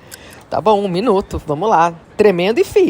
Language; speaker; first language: Portuguese; native; Portuguese